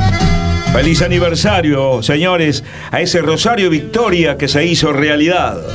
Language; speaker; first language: Spanish; native; Spanish